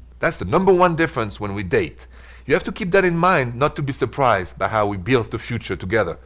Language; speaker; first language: English; non-native, fluent; French